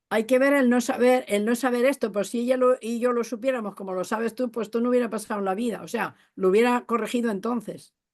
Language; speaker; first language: Spanish; native; Spanish